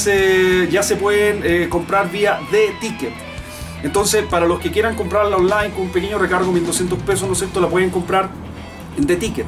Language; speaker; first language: Spanish; native; Spanish